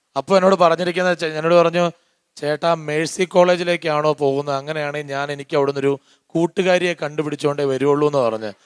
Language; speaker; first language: Malayalam; native; Malayalam